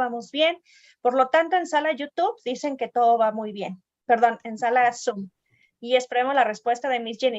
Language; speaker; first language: Spanish; native; Spanish